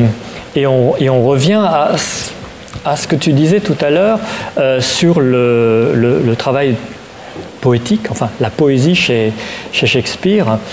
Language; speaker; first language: French; native; French